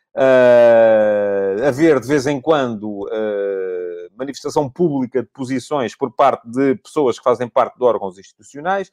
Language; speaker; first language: Portuguese; native; Portuguese